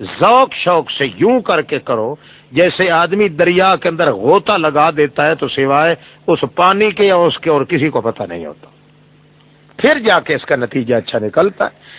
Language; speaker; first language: Urdu; non-native, local second language; Saraiki